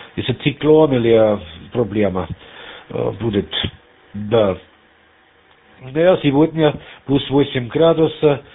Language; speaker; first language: Russian; non-native, learner; German